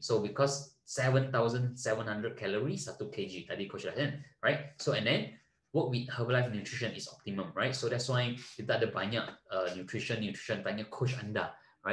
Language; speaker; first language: English; non-native, local second language; Malay